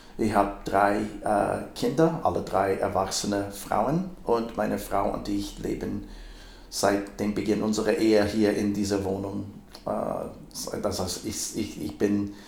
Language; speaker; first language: German; non-native, fluent; English